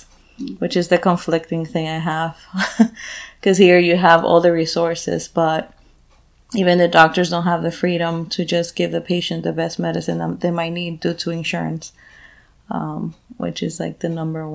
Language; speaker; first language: English; non-native, fluent; Spanish